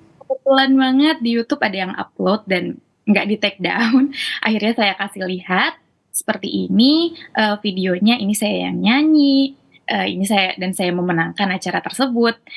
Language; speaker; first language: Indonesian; native; Indonesian